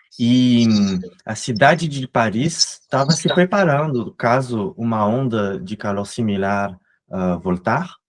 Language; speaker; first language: Portuguese; non-native, fluent; French